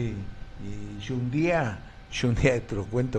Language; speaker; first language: Spanish; native; Spanish